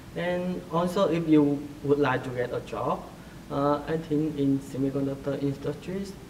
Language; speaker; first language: English; non-native, fluent; Vietnamese